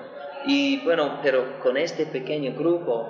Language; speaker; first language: Spanish; non-native, learner; English